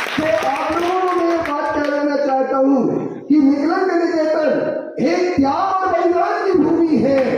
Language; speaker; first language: Hindi; native; Hindi